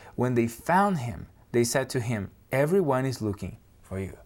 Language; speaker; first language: English; non-native, fluent; Portuguese